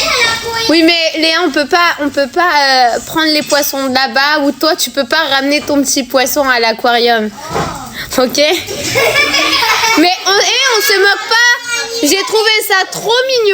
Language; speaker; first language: French; native; French